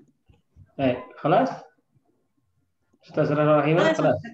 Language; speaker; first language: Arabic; non-native, fluent; Indonesian